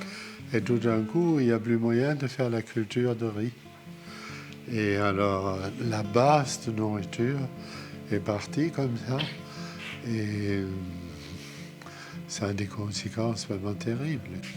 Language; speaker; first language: French; non-native, fluent; German